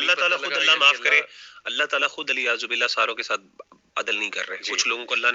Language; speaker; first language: Urdu; native; Urdu